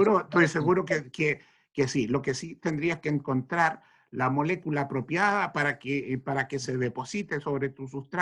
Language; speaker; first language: Spanish; native; Spanish